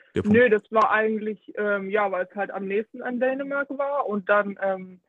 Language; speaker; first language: German; early bilingual, heritage; Danish